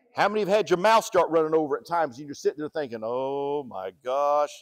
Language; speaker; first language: English; native; English